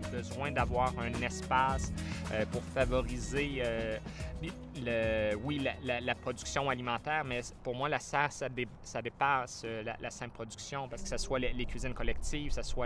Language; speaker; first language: French; native; French